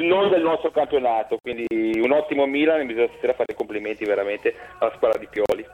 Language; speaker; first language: Italian; native; Italian